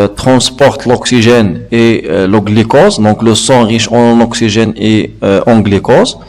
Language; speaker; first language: French; non-native, local second language; Arabic